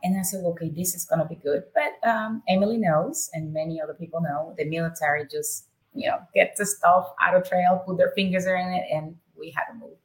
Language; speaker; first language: English; non-native, fluent; Spanish